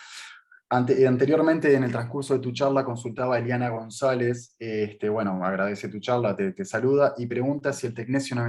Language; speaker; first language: Spanish; native; Spanish